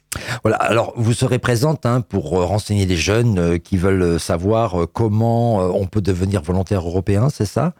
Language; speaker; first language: French; native; French